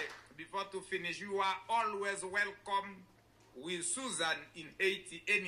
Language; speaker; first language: English; non-native, learner; Haitian Creole